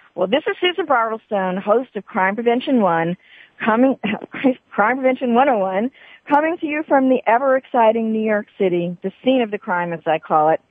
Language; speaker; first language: English; native; English